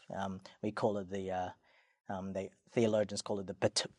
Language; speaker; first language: English; native; English